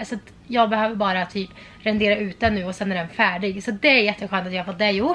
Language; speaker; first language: Swedish; native; Swedish